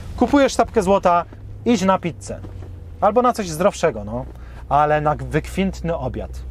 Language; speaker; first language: Polish; native; Polish